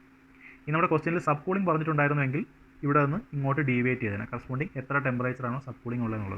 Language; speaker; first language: Malayalam; native; Malayalam